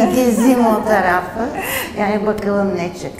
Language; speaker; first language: Turkish; non-native, fluent; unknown